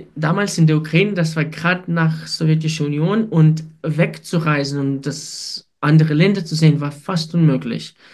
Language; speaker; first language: German; non-native, fluent; Ukrainian